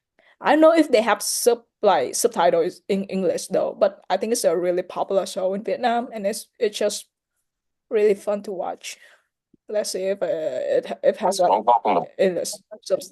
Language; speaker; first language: English; early bilingual, heritage; Vietnamese